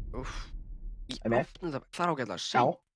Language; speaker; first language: Icelandic; native; Icelandic